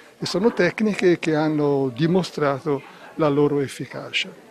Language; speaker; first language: Italian; native; Italian